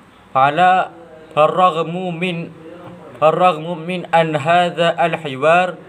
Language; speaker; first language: Arabic; non-native, learner; Malay